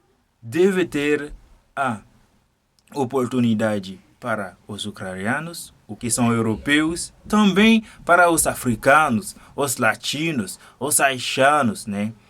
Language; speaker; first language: Portuguese; non-native, fluent; Haitian Creole